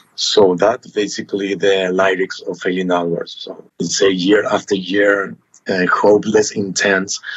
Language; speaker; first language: English; non-native, learner; Spanish